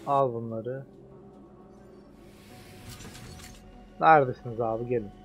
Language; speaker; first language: Turkish; native; Turkish